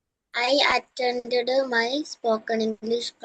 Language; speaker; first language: English; non-native, learner; Malayalam